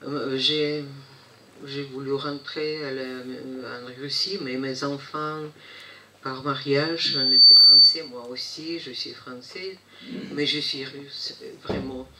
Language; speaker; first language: French; non-native, fluent; Russian